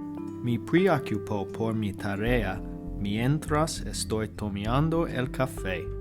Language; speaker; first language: Spanish; non-native, learner; English